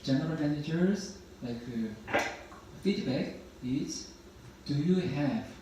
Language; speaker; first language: English; non-native, learner; Korean